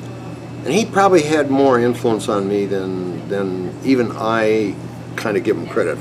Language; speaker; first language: English; native; English